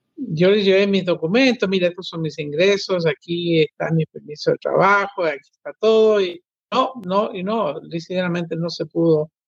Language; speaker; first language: Spanish; native; Spanish